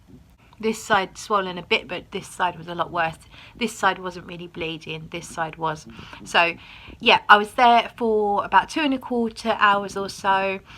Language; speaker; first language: English; native; English